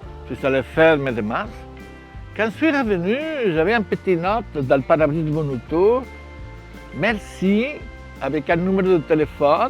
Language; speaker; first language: French; non-native, fluent; Spanish